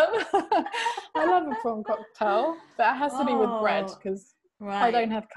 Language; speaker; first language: English; early bilingual, other home language; Italian